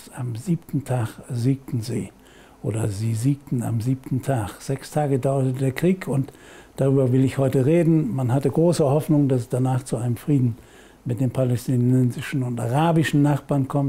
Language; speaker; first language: German; native; German